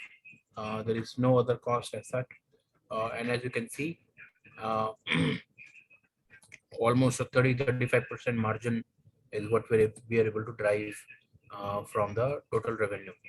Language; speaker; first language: English; non-native, local second language; Hindi